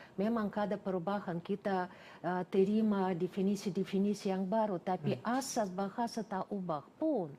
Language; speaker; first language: Malay; non-native, fluent; Russian